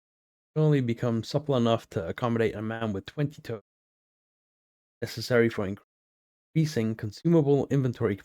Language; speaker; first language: English; native; English